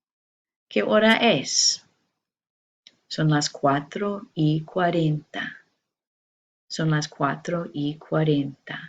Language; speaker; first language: Spanish; non-native, fluent; English